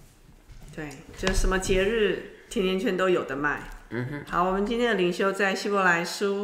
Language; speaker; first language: Chinese; native; Chinese